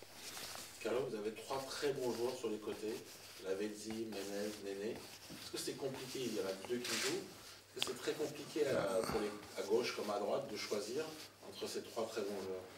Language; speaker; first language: French; native; French